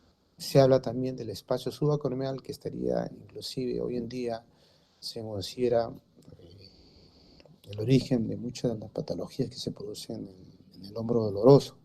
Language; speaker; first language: Spanish; native; Spanish